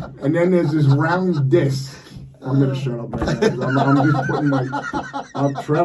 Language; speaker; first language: English; native; English